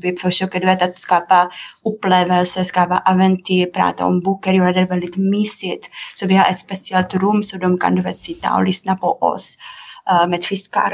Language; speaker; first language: Swedish; non-native, fluent; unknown